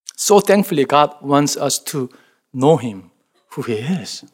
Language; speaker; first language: English; non-native, fluent; Korean